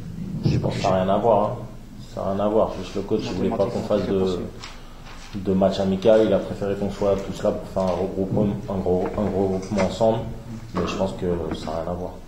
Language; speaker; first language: French; native; French